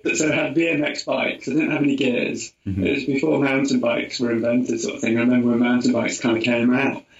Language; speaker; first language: English; native; English